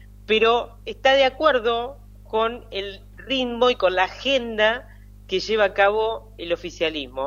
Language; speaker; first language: Spanish; native; Spanish